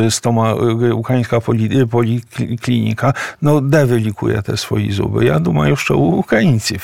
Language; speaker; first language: Ukrainian; non-native, fluent; Polish